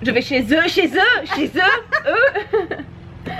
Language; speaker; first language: French; native; French